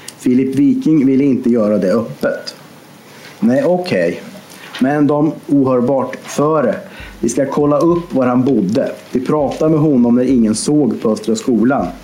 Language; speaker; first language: Swedish; native; Swedish